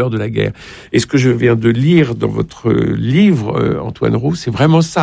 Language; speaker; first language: French; native; French